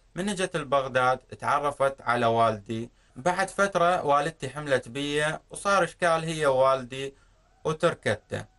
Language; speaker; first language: Arabic; native; Arabic